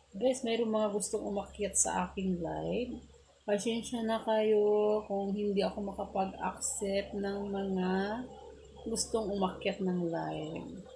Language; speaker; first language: Filipino; non-native, local second language; Iloko